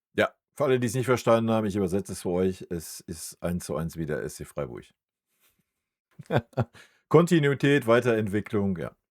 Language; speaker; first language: German; native; German